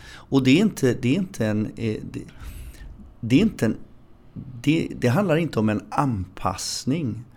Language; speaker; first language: Swedish; native; Swedish